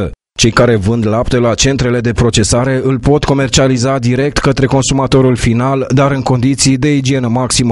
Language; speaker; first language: Romanian; native; Romanian